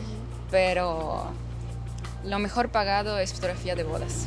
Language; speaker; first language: Spanish; non-native, fluent; Ukrainian